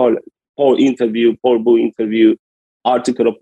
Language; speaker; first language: English; non-native, learner; Spanish